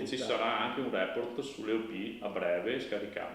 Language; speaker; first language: Italian; native; Italian